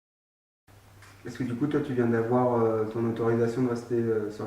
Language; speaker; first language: French; native; French